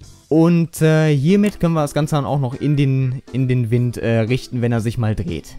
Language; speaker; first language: German; native; German